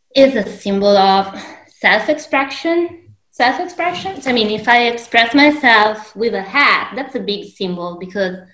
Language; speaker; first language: English; non-native, fluent; Italian